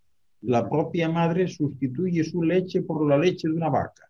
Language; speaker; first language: Spanish; native; Spanish